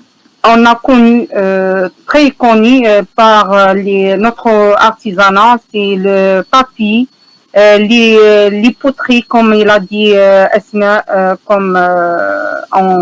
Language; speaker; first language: French; non-native, learner; Arabic